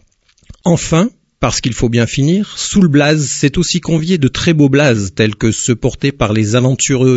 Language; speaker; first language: French; native; French